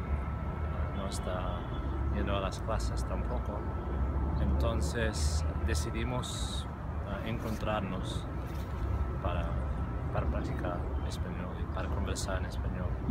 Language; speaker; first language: Spanish; non-native, fluent; English